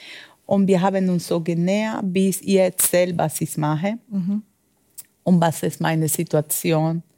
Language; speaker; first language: German; non-native, fluent; Spanish